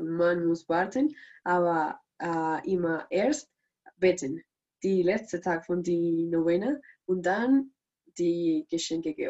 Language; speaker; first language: German; non-native, learner; Spanish